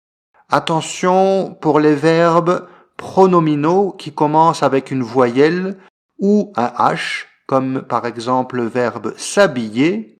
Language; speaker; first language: French; native; French